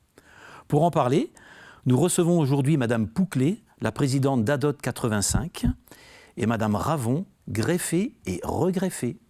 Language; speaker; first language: French; native; French